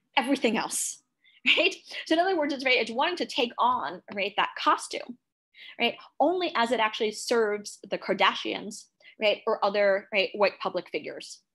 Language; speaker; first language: English; native; English